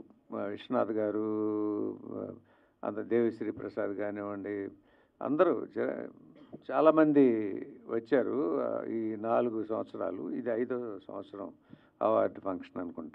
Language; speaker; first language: Telugu; native; Telugu